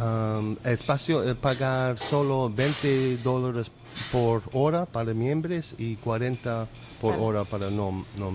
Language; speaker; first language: Spanish; non-native, learner; English